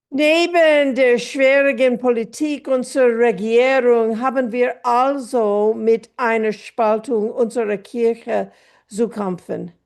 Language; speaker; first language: German; non-native, fluent; English